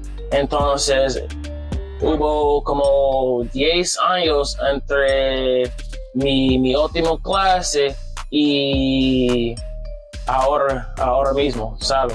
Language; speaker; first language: Spanish; non-native, learner; English